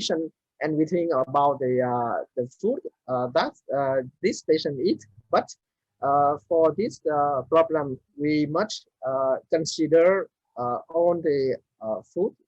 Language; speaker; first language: English; non-native, learner; Vietnamese